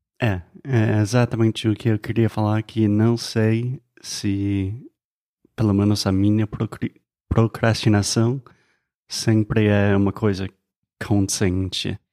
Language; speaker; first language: Portuguese; non-native, fluent; English